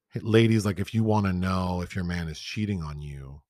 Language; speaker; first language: English; native; English